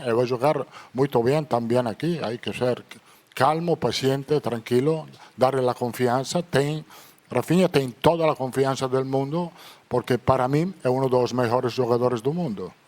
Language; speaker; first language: Portuguese; non-native, learner; Italian